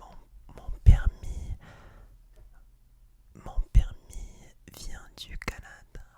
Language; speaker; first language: French; non-native, fluent; English